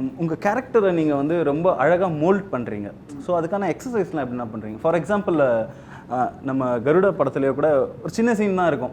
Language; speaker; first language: Tamil; native; Tamil